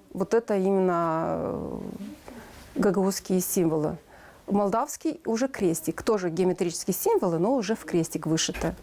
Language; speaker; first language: Russian; non-native, local second language; Romanian